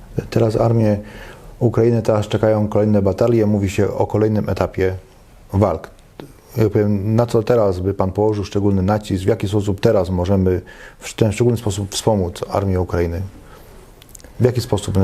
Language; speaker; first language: Polish; native; Polish